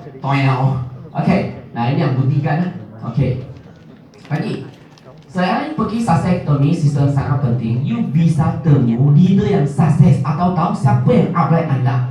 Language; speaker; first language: Malay; non-native, local second language; Min Nan Chinese